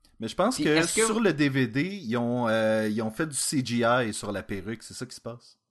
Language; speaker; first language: French; native; French